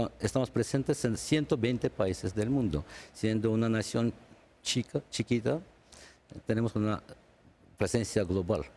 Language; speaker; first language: Spanish; non-native, fluent; Armenian